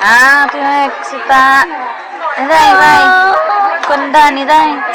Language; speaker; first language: Italian; non-native, learner; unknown